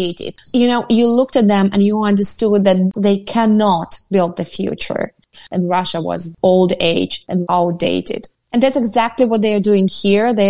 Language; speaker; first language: English; non-native, fluent; Ukrainian